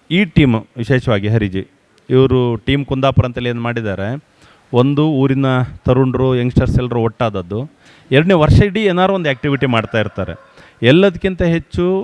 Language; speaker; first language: Kannada; native; Kannada